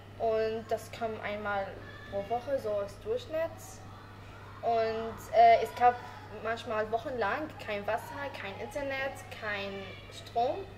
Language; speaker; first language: German; non-native, learner; Arabic